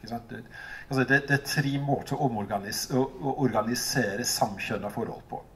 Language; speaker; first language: Norwegian; non-native, fluent; English